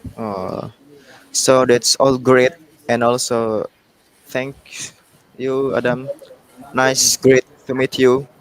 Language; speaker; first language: English; non-native, learner; Indonesian